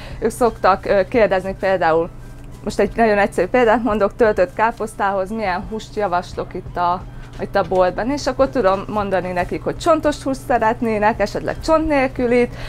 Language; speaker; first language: Hungarian; native; Hungarian